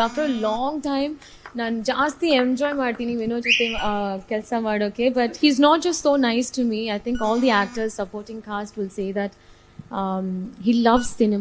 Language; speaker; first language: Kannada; non-native, learner; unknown